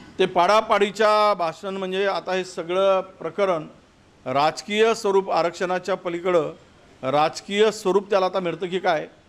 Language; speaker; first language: Marathi; native; Marathi